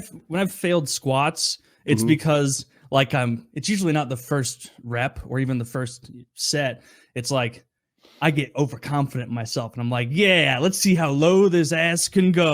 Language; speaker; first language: English; native; English